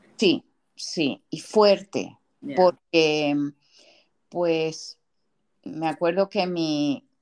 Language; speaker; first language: Spanish; native; Spanish